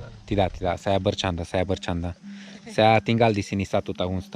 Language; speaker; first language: Indonesian; non-native, learner; Romanian